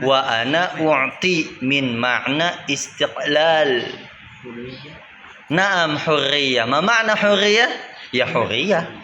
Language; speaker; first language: Arabic; non-native, fluent; Indonesian